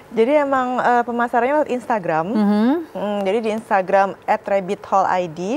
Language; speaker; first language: Indonesian; native; Indonesian